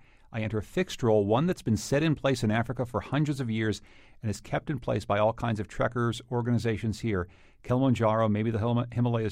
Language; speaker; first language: English; native; English